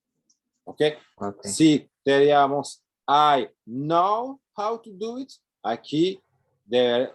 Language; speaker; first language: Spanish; non-native, fluent; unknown